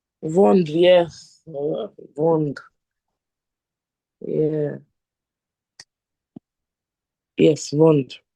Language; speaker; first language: French; non-native, learner; English